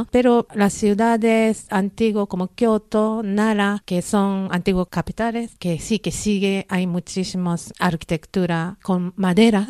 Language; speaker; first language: Spanish; non-native, learner; Japanese